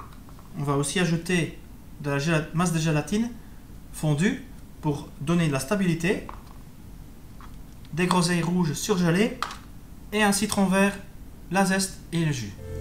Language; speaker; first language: French; native; French